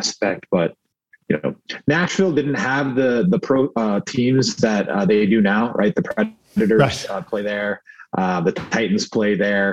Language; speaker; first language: English; early bilingual, other home language; Korean